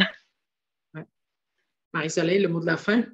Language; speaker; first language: French; native; French